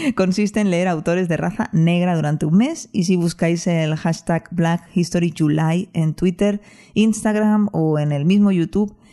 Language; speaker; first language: Spanish; non-native, local second language; Catalan